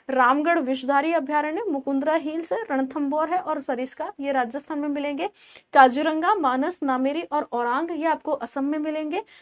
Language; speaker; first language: Hindi; native; Hindi